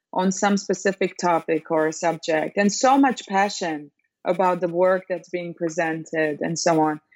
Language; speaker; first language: English; non-native, fluent; Serbian